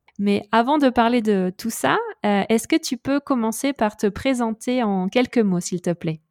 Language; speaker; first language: French; native; French